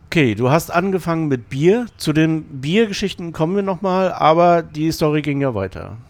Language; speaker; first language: German; native; German